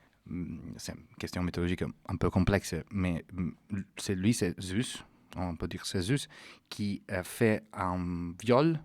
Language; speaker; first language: French; non-native, fluent; Italian